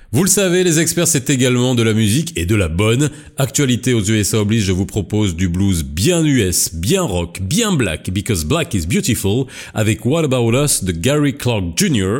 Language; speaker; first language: French; non-native, local second language; Arabic